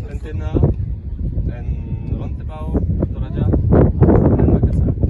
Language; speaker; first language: English; non-native, learner; French